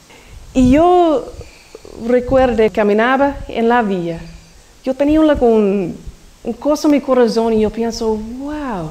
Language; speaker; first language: Spanish; non-native, learner; English